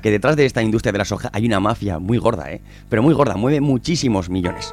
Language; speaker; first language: Spanish; native; Spanish